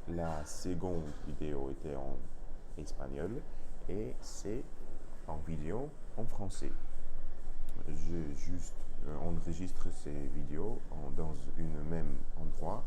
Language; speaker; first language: French; non-native, learner; Russian